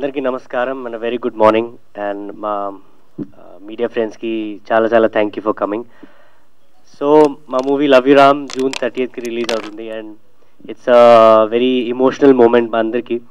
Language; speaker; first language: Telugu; non-native, learner; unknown